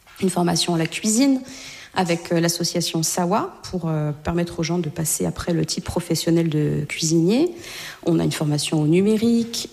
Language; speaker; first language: French; native; French